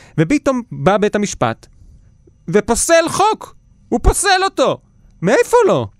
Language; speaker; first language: Hebrew; native; Hebrew